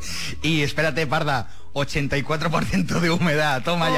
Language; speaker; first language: Spanish; native; Spanish